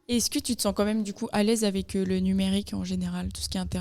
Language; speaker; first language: French; native; French